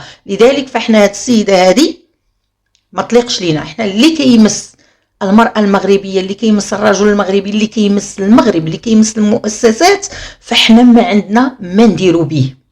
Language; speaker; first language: Arabic; native; Arabic